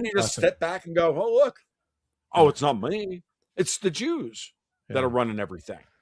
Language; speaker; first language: English; native; English